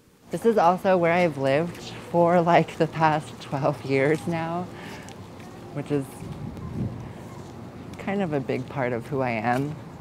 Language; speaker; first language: English; native; English